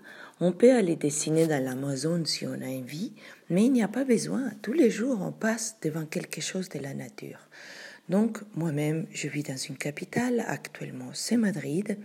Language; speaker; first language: French; non-native, fluent; Spanish